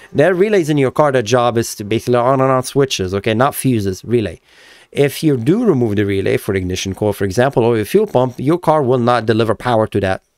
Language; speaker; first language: English; native; English